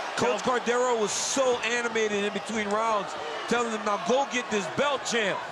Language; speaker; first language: English; native; English